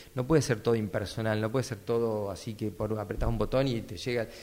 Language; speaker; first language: Spanish; native; Spanish